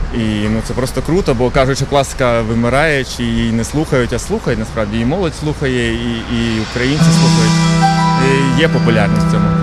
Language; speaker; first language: Ukrainian; native; Ukrainian